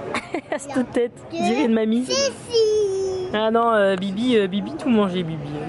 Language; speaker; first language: French; native; French